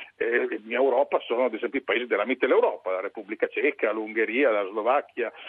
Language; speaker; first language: Italian; non-native, fluent; Arabic